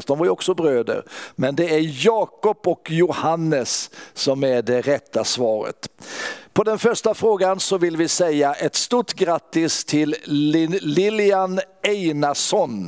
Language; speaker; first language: Swedish; native; Swedish